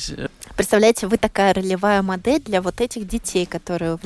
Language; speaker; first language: Russian; native; Russian